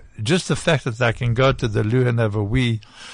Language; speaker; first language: English; non-native, fluent; French